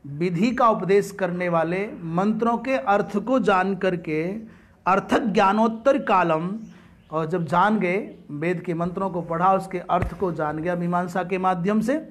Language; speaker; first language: Hindi; native; Hindi